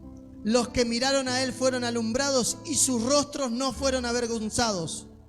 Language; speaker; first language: Spanish; native; Spanish